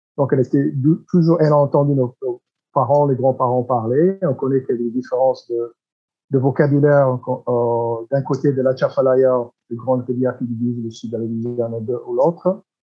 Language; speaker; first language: French; non-native, local second language; English